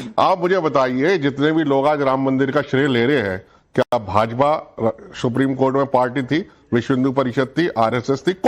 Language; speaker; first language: Hindi; native; Hindi